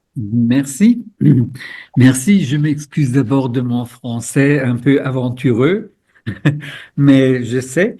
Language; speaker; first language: French; non-native, fluent; German